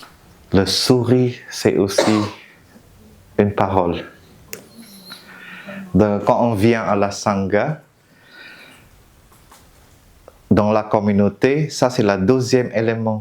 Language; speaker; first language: French; non-native, fluent; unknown